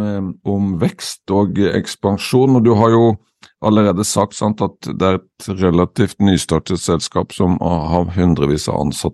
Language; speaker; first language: Norwegian; native; Norwegian